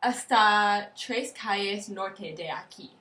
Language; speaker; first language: Spanish; non-native, learner; English